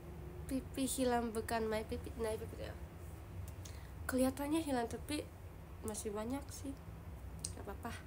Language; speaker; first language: Indonesian; non-native, learner; Japanese